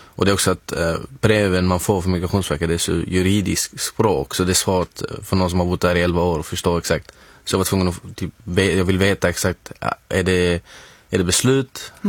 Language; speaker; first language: Swedish; non-native, fluent; Arabic